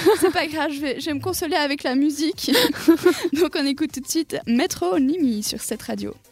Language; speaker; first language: French; native; French